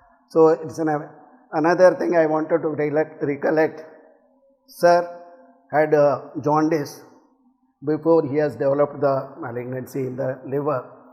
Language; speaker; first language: English; non-native, local second language; Telugu